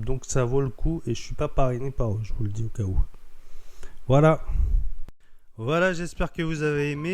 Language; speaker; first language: French; native; French